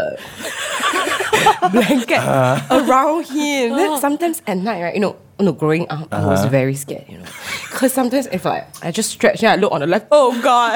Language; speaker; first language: English; non-native, local second language; Chinese